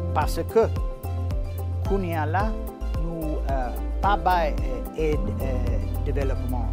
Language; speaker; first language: Haitian Creole; non-native, fluent; English